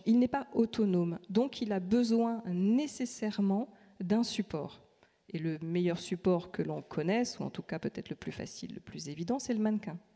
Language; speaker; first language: French; native; French